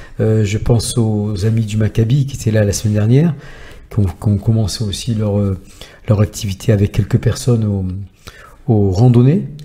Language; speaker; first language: French; native; French